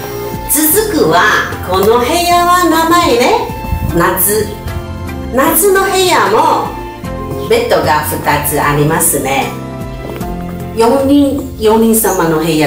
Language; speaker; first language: Japanese; non-native, learner; Chinese